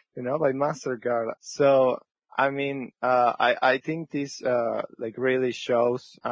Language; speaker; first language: English; non-native, fluent; French